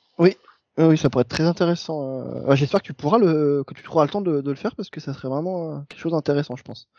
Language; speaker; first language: French; native; French